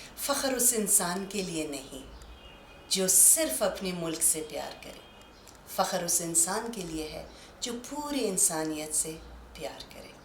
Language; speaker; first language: Urdu; early bilingual, other home language; Persian